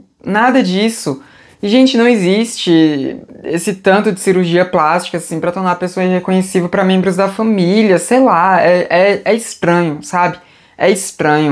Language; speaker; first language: Portuguese; native; Portuguese